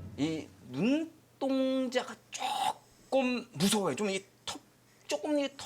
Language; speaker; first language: Korean; native; Korean